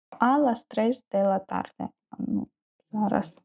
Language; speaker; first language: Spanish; non-native, learner; Ukrainian